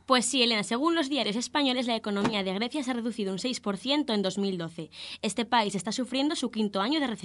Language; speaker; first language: Spanish; native; Spanish